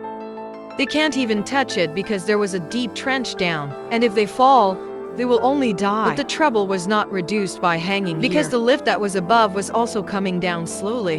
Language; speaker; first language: English; non-native, local second language; Hindi